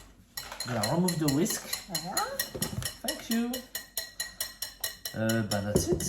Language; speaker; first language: English; non-native, fluent; French